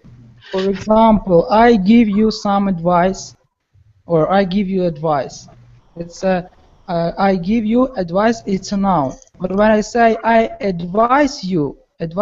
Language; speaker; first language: English; non-native, learner; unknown